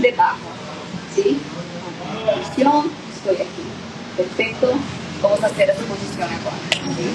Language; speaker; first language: Spanish; non-native, learner; Portuguese